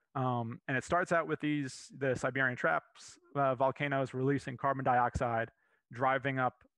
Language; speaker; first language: English; native; English